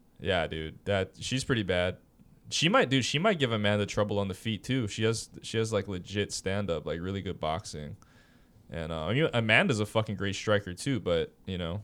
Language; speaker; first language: English; native; English